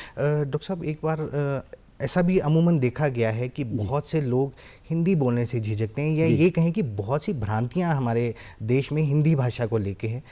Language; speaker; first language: Hindi; native; Hindi